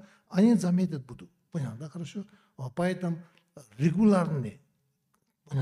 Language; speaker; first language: Russian; non-native, learner; Tibetan